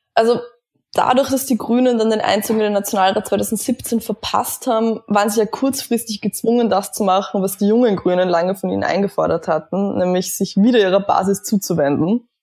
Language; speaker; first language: German; native; German